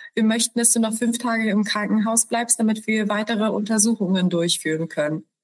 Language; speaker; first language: German; early bilingual, other home language; Polish